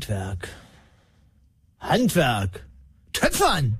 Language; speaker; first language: German; native; German